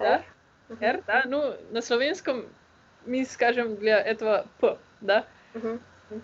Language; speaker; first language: Russian; non-native, learner; Slovenian